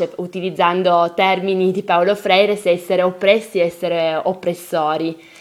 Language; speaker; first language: Italian; native; Italian